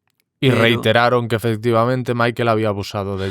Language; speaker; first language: Spanish; native; Spanish